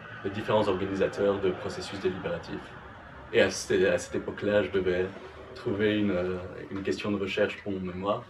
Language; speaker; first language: French; native; French